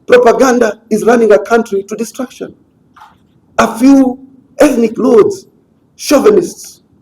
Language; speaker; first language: English; non-native, local second language; Swahili